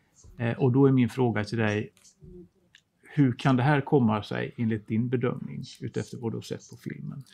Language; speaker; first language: Swedish; native; Swedish